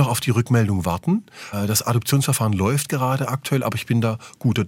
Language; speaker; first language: German; native; German